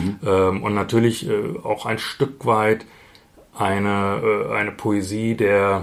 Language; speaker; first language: German; native; German